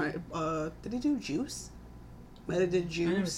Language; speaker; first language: English; native; English